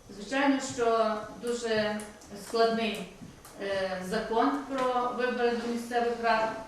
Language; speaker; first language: Ukrainian; native; Ukrainian